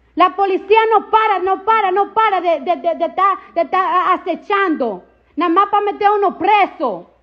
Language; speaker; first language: Spanish; early bilingual, heritage; Spanish